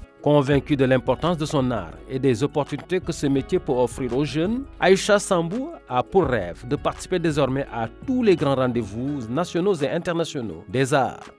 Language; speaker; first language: French; native; French